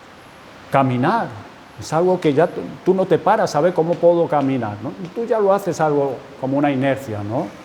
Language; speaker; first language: Spanish; native; Spanish